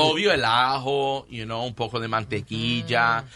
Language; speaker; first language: Spanish; early bilingual, heritage; Spanish